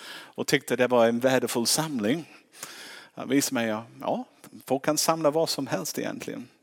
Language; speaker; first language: Swedish; non-native, fluent; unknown